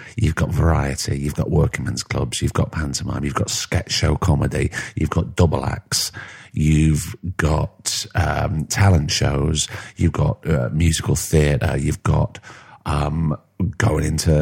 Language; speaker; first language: English; native; English